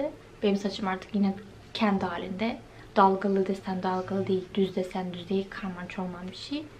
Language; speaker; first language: Turkish; native; Turkish